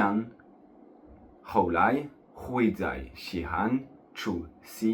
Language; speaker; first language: Chinese; non-native, learner; French